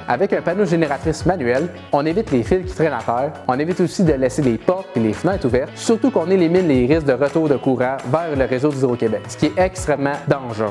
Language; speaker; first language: French; native; French